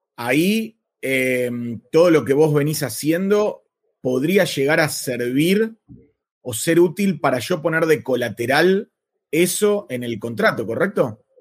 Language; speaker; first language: Spanish; native; Spanish